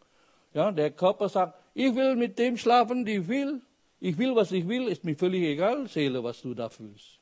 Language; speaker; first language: German; non-native, fluent; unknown